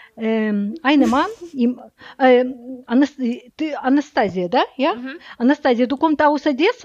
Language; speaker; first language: German; non-native, learner; Russian